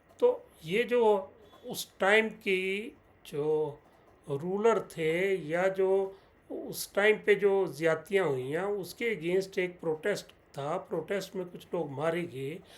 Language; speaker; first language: Hindi; non-native, local second language; Punjabi